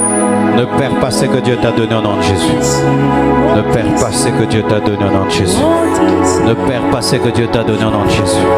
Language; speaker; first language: French; non-native, local second language; Lingala